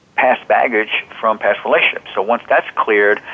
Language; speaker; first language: English; native; English